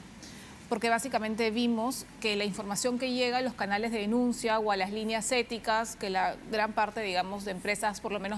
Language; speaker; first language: Spanish; native; Spanish